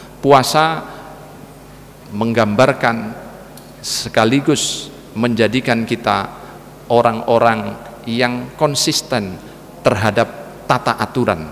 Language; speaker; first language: Indonesian; native; Indonesian